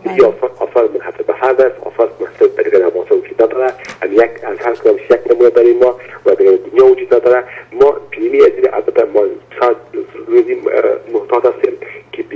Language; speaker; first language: Persian; native; Persian